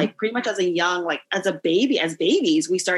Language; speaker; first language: English; native; English